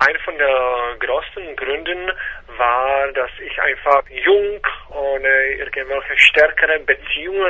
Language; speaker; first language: German; non-native, fluent; Czech